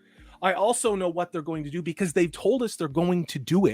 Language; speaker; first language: English; native; English